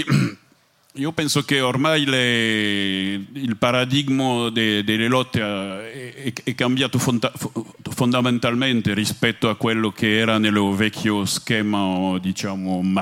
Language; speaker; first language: Italian; non-native, fluent; French